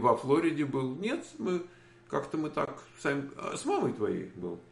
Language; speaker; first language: Russian; native; Russian